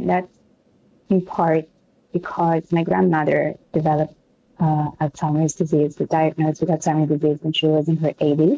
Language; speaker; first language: English; non-native, fluent; Italian